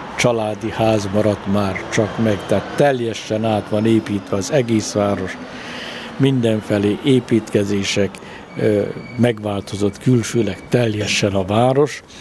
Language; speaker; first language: Hungarian; native; Hungarian